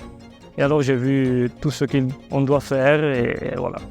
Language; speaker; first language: French; non-native, local second language; Italian